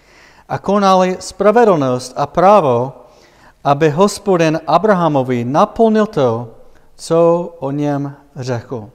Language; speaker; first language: Czech; non-native, fluent; English